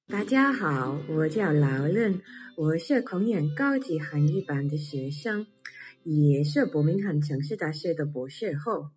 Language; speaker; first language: Chinese; non-native, fluent; English